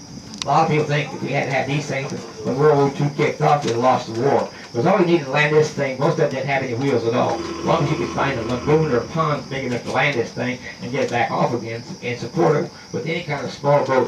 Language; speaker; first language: English; native; English